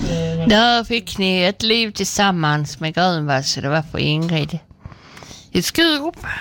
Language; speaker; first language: Swedish; native; Swedish